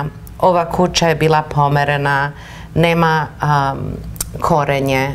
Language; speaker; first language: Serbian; early bilingual, heritage; Serbian